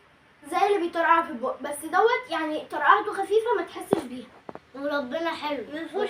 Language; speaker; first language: Arabic; native; Arabic